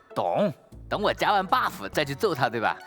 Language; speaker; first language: Chinese; native; Chinese